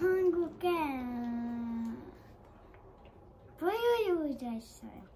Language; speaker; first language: Korean; early bilingual, heritage; Korean